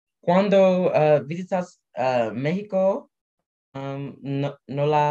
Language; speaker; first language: Spanish; non-native, learner; English